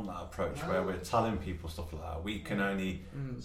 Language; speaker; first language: English; native; English